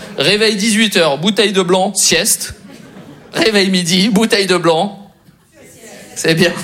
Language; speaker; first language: French; native; French